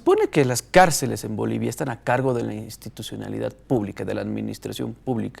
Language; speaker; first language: Spanish; native; Spanish